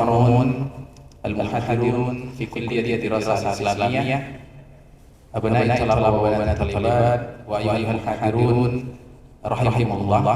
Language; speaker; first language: Arabic; non-native, fluent; Indonesian